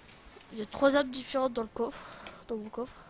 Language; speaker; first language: French; native; French